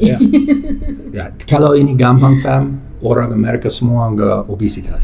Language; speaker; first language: Indonesian; non-native, fluent; English